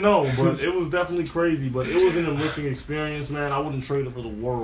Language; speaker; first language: English; native; English